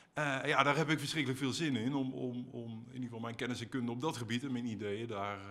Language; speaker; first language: Dutch; native; Dutch